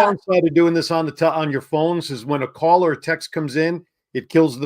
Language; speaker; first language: English; native; English